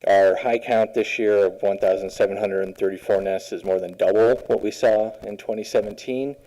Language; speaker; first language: English; native; English